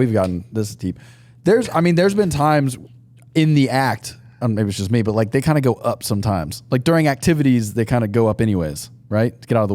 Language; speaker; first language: English; native; English